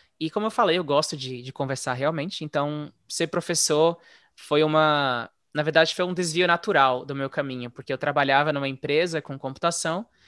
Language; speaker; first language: Portuguese; native; Portuguese